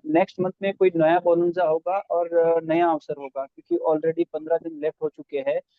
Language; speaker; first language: Hindi; non-native, local second language; Gujarati